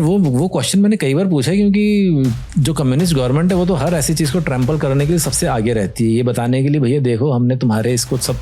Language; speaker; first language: Hindi; native; Hindi